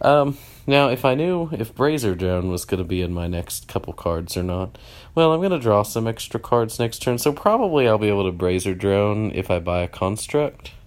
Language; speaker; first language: English; native; English